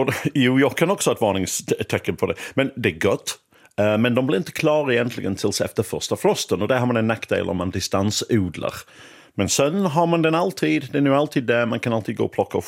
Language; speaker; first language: Swedish; native; Swedish